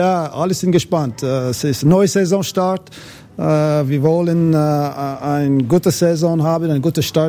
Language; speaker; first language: German; non-native, fluent; English